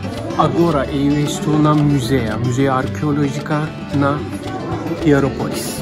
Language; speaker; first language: Portuguese; non-native, learner; Turkish